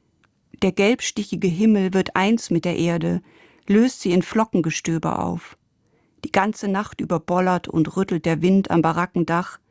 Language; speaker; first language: German; native; German